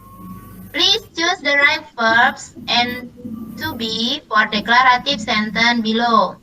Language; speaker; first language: English; non-native, learner; Indonesian